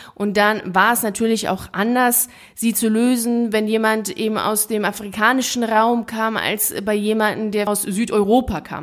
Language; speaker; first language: German; native; German